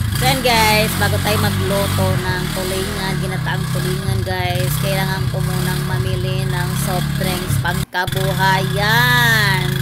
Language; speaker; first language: Filipino; non-native, local second language; Cebuano